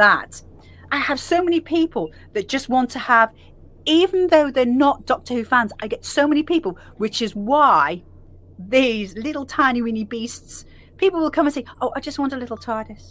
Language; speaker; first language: English; native; English